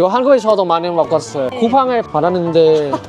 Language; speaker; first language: Korean; non-native, learner; Vietnamese